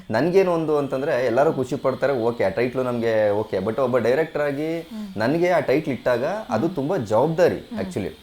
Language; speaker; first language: Kannada; native; Kannada